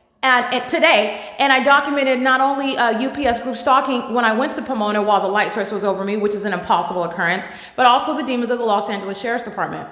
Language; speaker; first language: English; native; English